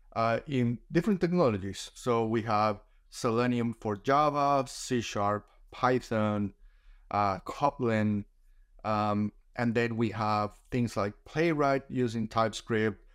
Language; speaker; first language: English; non-native, fluent; Spanish